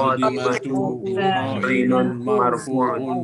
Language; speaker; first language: Arabic; non-native, learner; Malay